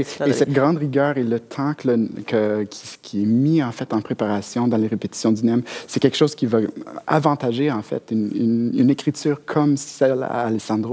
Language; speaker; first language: French; native; French